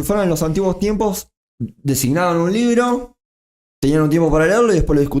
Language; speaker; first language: Spanish; native; Spanish